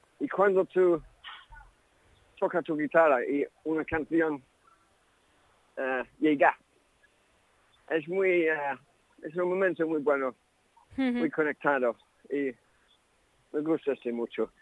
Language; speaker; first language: Spanish; non-native, learner; English